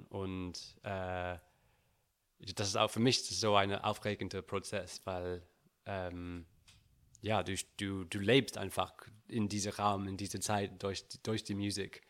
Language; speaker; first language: German; non-native, learner; English